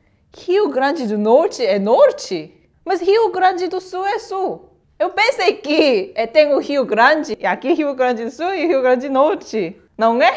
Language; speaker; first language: Portuguese; non-native, learner; Korean